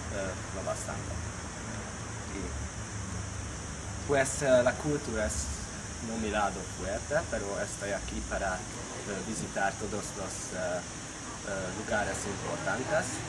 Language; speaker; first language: Spanish; non-native, learner; Hungarian